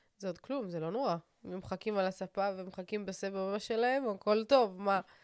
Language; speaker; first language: Hebrew; native; Hebrew